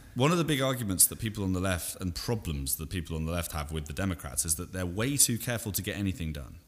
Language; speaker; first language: English; native; English